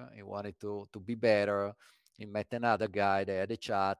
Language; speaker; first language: English; non-native, fluent; Italian